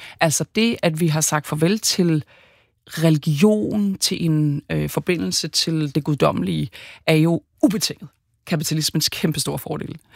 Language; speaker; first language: Danish; native; Danish